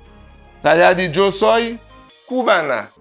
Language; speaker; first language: Spanish; non-native, fluent; Haitian Creole